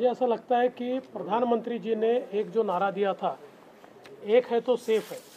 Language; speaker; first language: Hindi; non-native, local second language; Marathi